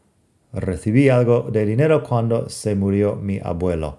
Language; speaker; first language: Spanish; non-native, fluent; English